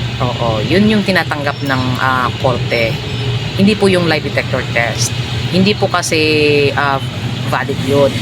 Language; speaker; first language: Filipino; non-native, local second language; Cebuano